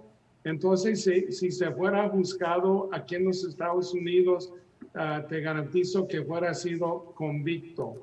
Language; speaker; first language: Spanish; early bilingual, heritage; Spanish